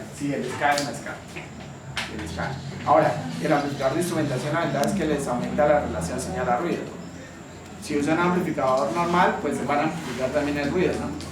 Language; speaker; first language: Spanish; native; Spanish